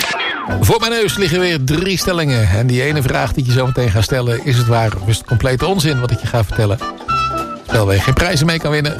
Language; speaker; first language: Dutch; native; Dutch